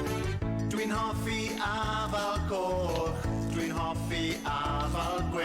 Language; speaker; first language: Welsh; non-native, learner; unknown